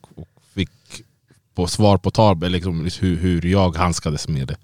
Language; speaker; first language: Swedish; native; Swedish